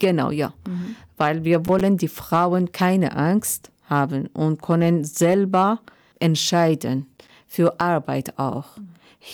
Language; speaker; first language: German; non-native, learner; Persian